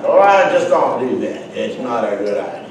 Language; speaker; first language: English; native; English